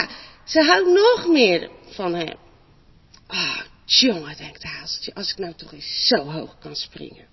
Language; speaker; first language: Dutch; native; Dutch